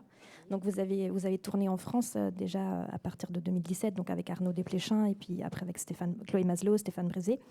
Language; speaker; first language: French; native; French